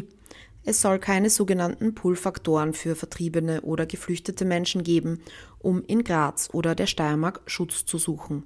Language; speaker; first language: German; native; German